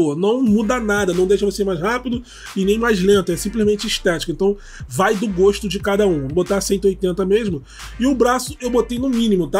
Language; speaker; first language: Portuguese; native; Portuguese